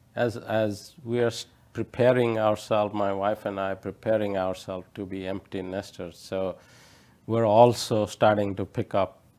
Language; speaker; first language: English; non-native, local second language; Odia